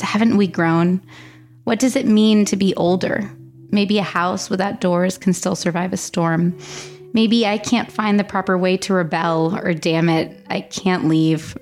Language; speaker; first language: English; early bilingual, other home language; Spanish